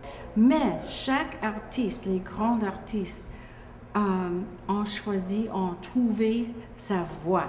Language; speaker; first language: French; non-native, local second language; English